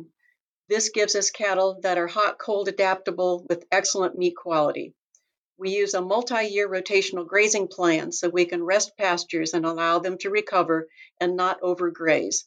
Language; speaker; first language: English; native; English